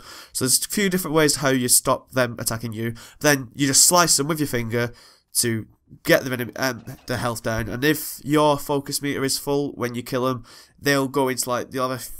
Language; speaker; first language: English; native; English